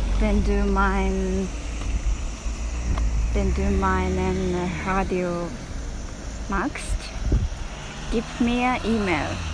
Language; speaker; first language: German; non-native, learner; Japanese